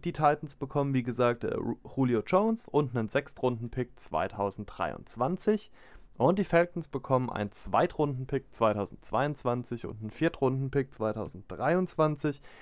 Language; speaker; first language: German; native; German